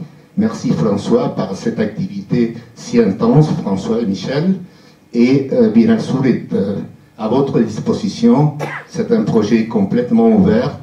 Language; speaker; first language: French; non-native, fluent; Spanish